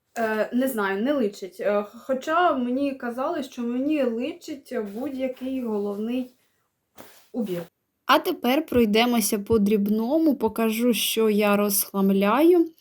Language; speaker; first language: Ukrainian; non-native, local second language; Russian